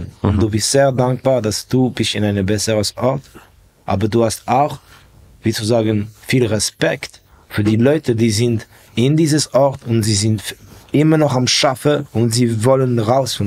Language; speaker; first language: German; non-native, fluent; Estonian